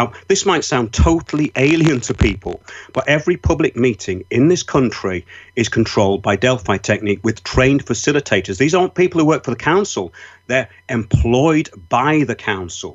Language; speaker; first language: English; native; English